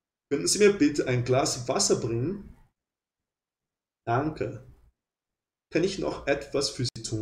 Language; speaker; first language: German; non-native, fluent; Portuguese